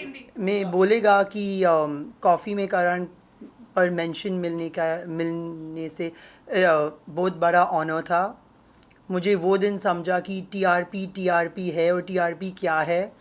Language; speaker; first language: Hindi; non-native, local second language; English